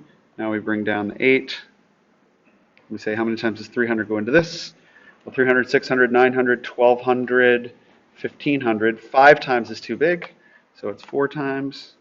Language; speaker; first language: English; native; English